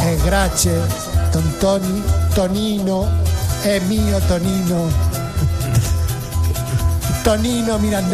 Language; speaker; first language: Italian; non-native, learner; Spanish